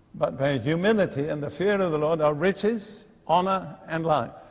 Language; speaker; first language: English; native; English